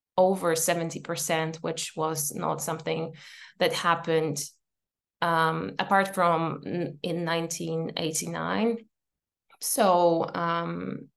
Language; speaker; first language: English; non-native, fluent; Polish